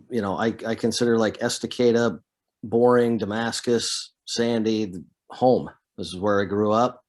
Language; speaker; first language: English; native; English